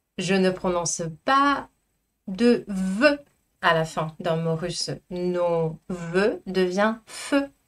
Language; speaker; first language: French; non-native, fluent; Russian